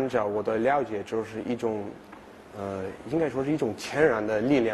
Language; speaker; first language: Chinese; non-native, fluent; English